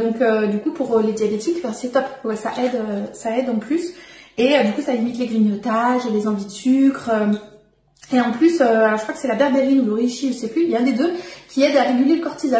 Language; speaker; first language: French; native; French